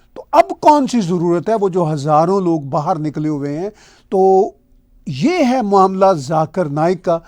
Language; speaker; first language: Urdu; non-native, local second language; Punjabi